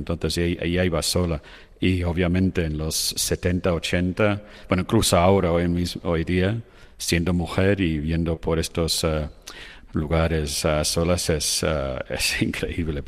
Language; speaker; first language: Spanish; non-native, fluent; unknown